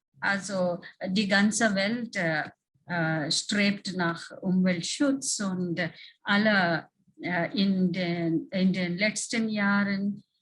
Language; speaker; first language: German; non-native, fluent; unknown